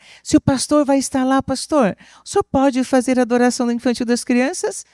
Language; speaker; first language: Portuguese; native; Portuguese